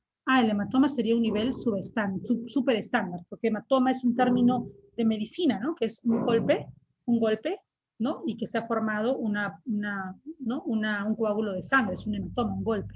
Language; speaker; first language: Spanish; native; Spanish